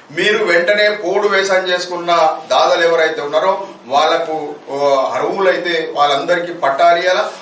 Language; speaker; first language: Telugu; non-native, local second language; Gondi